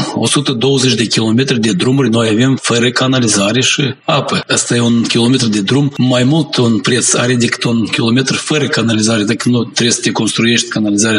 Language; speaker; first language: Romanian; non-native, local second language; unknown